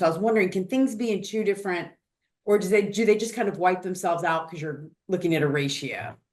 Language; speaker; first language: English; native; English